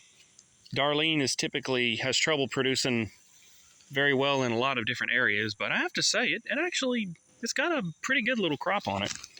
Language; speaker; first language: English; native; English